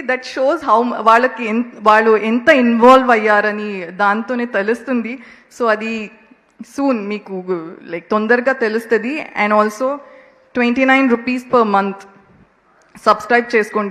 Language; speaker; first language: Telugu; non-native, local second language; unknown